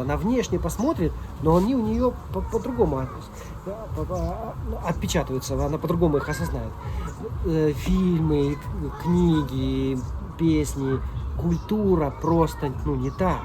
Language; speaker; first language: Russian; native; Russian